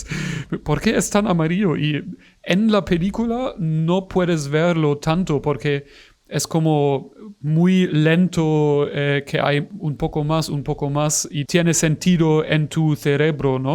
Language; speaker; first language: Spanish; non-native, fluent; German